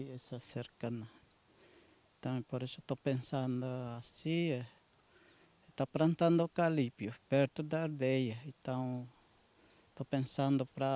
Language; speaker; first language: Portuguese; non-native, local second language; Guarani